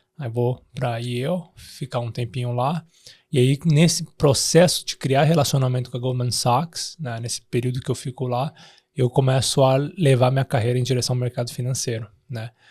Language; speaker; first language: Portuguese; early bilingual, other home language; Chinese